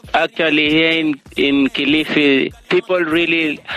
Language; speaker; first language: English; non-native, local second language; Giryama